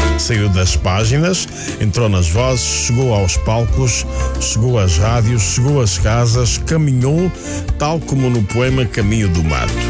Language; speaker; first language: Portuguese; native; Portuguese